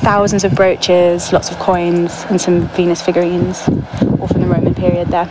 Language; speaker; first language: English; native; English